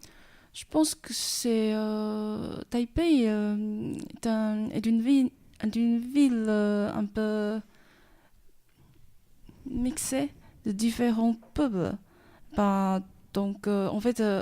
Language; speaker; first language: French; non-native, fluent; Chinese